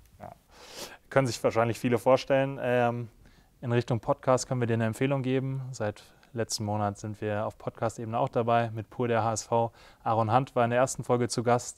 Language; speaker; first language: German; native; German